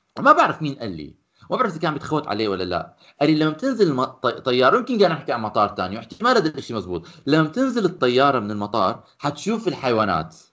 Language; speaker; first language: Arabic; native; Arabic